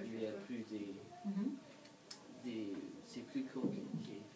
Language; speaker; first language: French; non-native, learner; English